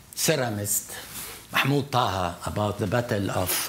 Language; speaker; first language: English; non-native, fluent; Arabic